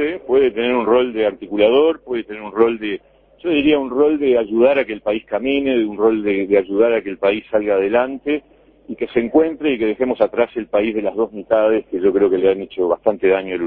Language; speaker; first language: Spanish; native; Spanish